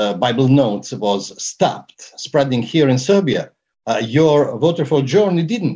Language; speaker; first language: English; non-native, fluent; Serbian